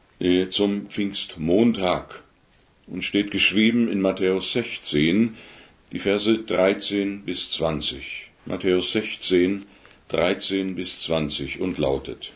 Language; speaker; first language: German; native; German